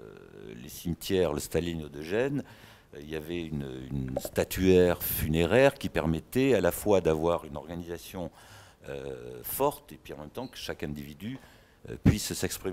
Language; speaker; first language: French; native; French